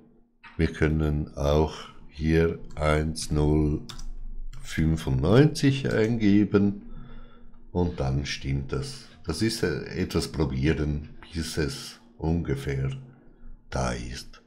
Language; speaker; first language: German; non-native, fluent; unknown